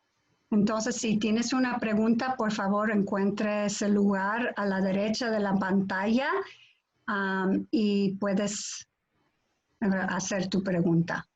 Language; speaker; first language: Spanish; non-native, fluent; English